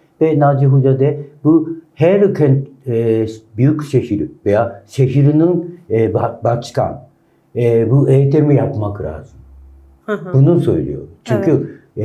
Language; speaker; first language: Turkish; non-native, learner; Japanese